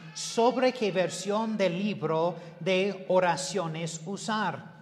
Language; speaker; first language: Spanish; non-native, learner; English